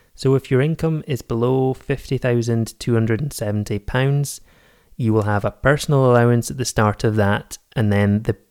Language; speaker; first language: English; native; English